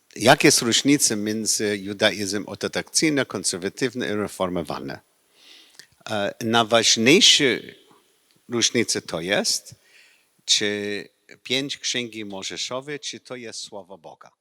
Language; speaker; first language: Polish; non-native, learner; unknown